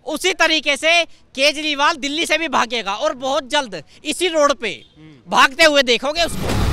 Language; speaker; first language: Hindi; native; Hindi